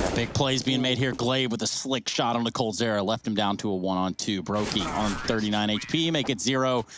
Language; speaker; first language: English; native; English